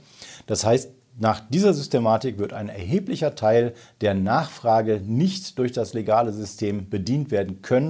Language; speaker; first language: German; native; German